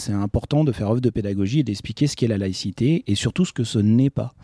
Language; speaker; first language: French; native; French